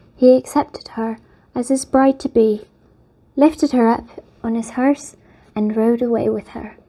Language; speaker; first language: English; native; English